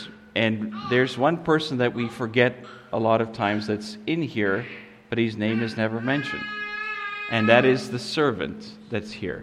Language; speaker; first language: English; non-native, local second language; Afrikaans